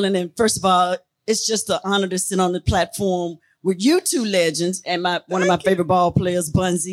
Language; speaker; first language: English; native; English